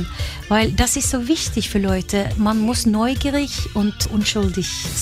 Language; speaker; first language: German; non-native, fluent; Norwegian